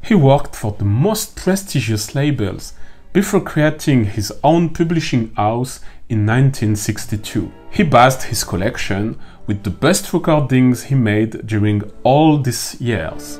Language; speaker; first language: English; non-native, fluent; French